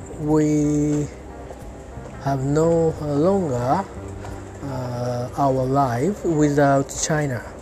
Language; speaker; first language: English; non-native, learner; Japanese